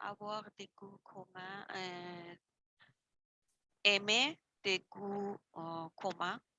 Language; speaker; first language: French; non-native, learner; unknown